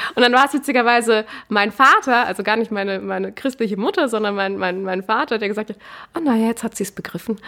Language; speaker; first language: German; native; German